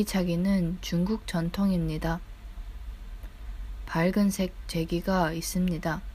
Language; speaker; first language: Korean; non-native, learner; English